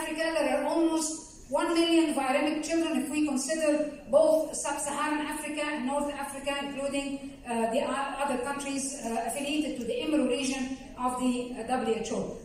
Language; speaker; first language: English; non-native, local second language; Arabic